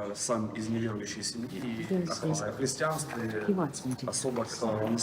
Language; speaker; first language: Russian; native; Russian